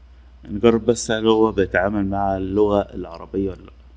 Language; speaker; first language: Arabic; native; Arabic